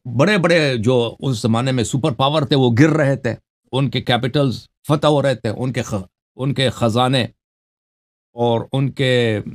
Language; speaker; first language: Urdu; non-native, local second language; Balti